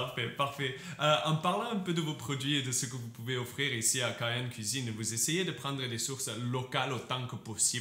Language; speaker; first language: French; native; French